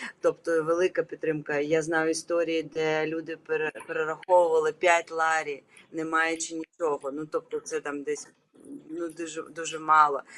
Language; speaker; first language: Ukrainian; non-native, local second language; Russian